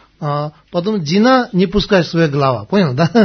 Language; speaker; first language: Russian; non-native, learner; Tibetan